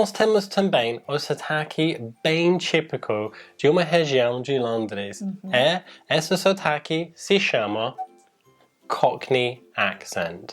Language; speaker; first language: Portuguese; non-native, fluent; English